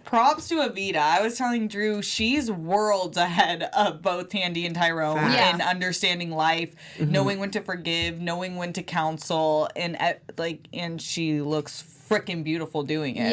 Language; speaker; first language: English; native; English